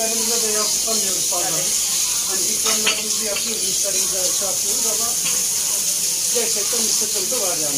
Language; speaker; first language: Turkish; native; Turkish